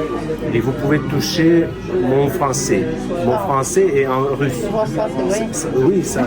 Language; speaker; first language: French; non-native, learner; Russian